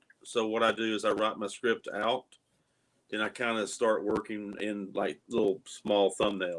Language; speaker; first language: English; native; English